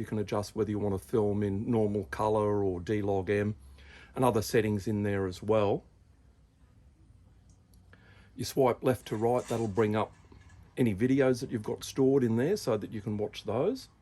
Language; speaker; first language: English; native; English